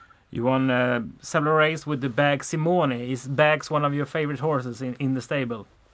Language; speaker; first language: English; non-native, fluent; Swedish